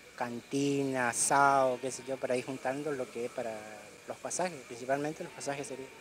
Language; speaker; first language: Spanish; native; Spanish